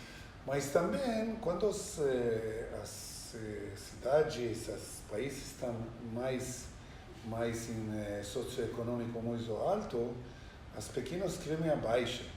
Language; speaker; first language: Portuguese; non-native, learner; Hebrew